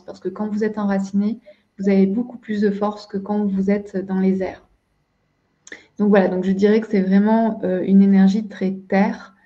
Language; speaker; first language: French; native; French